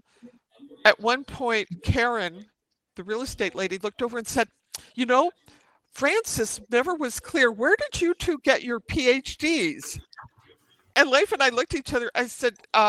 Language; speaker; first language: English; native; English